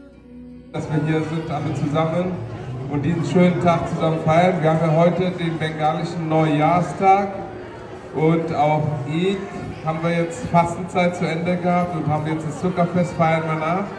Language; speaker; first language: German; non-native, fluent; Bangla